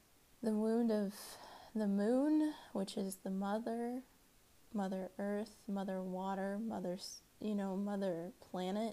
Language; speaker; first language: English; native; English